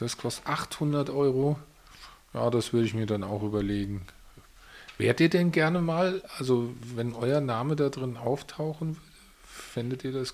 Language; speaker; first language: German; native; German